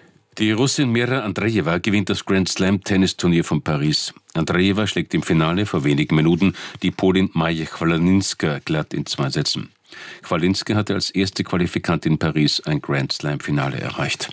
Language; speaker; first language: German; native; German